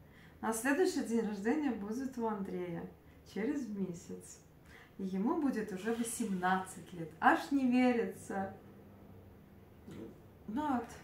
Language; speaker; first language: Russian; native; Russian